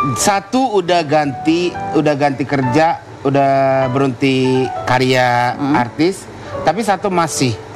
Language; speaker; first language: Indonesian; non-native, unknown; Japanese